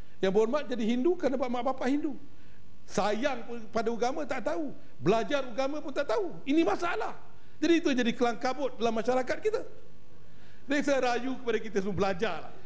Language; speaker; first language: Malay; native; Malay